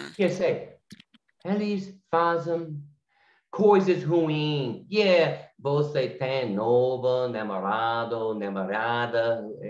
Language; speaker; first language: Portuguese; non-native, learner; English